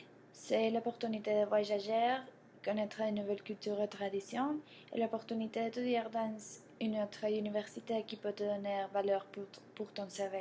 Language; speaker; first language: French; non-native, learner; Spanish